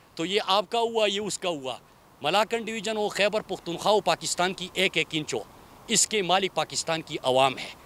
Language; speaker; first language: Urdu; non-native, local second language; Pashto